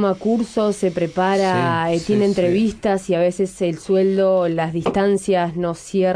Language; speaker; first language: Spanish; native; Spanish